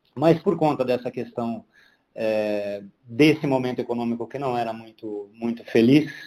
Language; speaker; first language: Portuguese; native; Portuguese